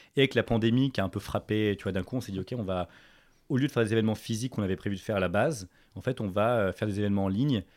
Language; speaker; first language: French; native; French